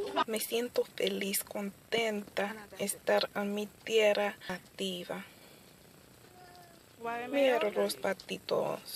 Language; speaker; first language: Spanish; early bilingual, other home language; Haitian Creole